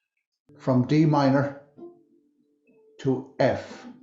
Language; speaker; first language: English; native; English